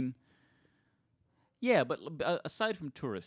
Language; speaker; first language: English; native; English